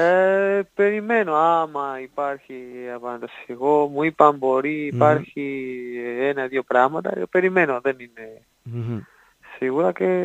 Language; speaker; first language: Greek; non-native, learner; Spanish